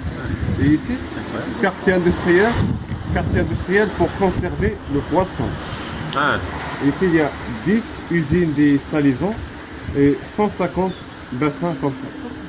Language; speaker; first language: French; non-native, local second language; Arabic